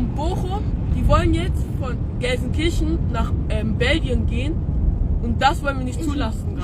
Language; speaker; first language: German; early bilingual, other home language; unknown